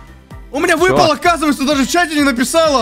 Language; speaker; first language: Russian; native; Russian